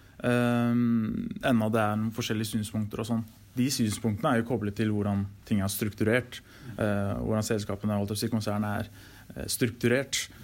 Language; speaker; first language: Norwegian; native; Norwegian